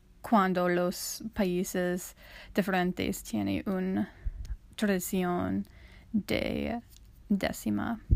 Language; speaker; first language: Spanish; non-native, learner; English